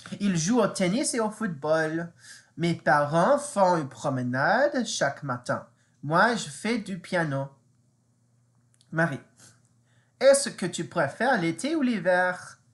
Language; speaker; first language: French; non-native, fluent; English